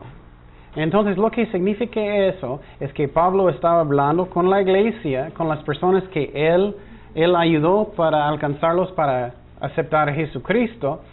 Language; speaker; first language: Spanish; non-native, fluent; English